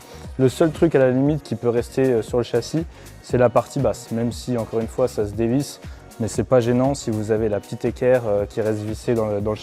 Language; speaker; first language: French; native; French